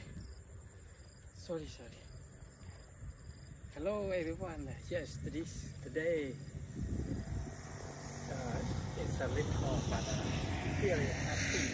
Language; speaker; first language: English; non-native, learner; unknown